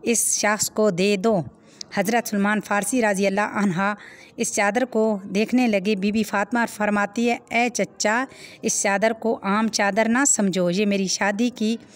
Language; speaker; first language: Hindi; native; Hindi